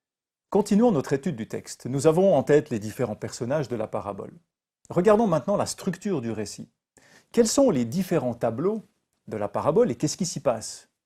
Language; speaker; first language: French; native; French